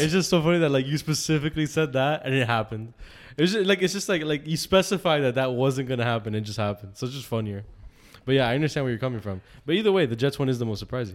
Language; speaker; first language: English; native; English